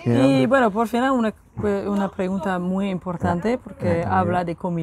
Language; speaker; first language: Spanish; non-native, fluent; French